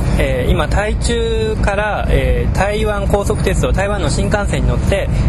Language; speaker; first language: Japanese; native; Japanese